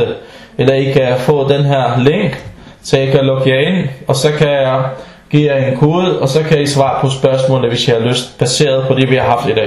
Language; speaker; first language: Danish; non-native, fluent; Arabic